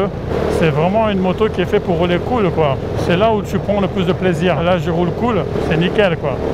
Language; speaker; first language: French; native; French